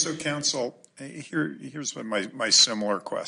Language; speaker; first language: English; native; English